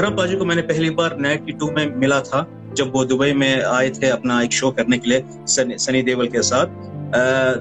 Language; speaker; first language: Hindi; non-native, fluent; Arabic